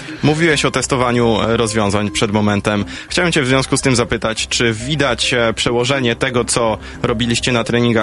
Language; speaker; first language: Polish; native; Polish